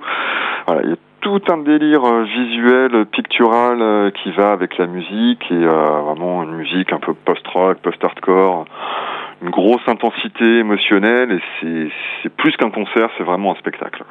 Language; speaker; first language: French; native; French